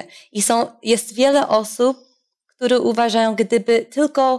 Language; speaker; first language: Polish; non-native, fluent; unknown